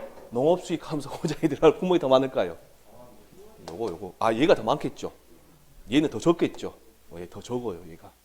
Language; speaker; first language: Korean; native; Korean